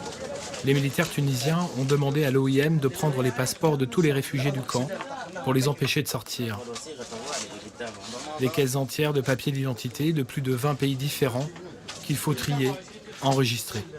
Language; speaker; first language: French; native; French